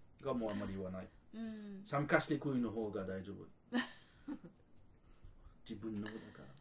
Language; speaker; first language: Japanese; non-native, fluent; French